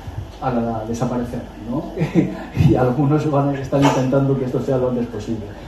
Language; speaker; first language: Spanish; native; Spanish